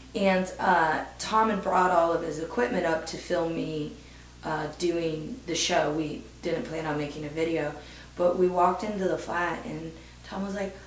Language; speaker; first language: English; native; English